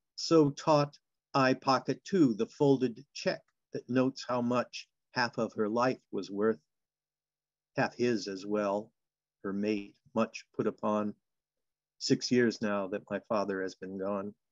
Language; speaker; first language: English; native; English